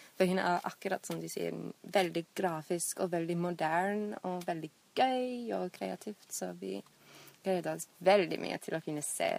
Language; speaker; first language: Norwegian; non-native, fluent; English